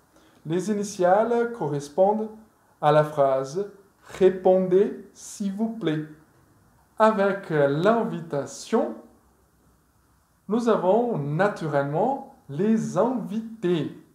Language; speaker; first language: French; non-native, fluent; Portuguese